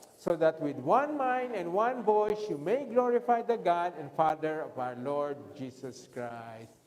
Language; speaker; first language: English; non-native, local second language; Filipino